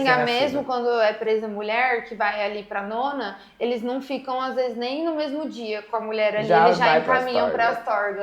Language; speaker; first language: Portuguese; native; Portuguese